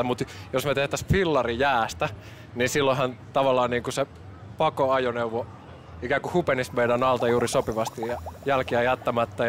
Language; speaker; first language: Finnish; native; Finnish